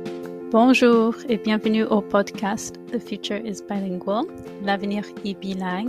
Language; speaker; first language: French; non-native, fluent; English